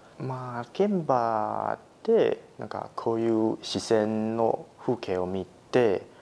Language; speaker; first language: Japanese; non-native, fluent; Chinese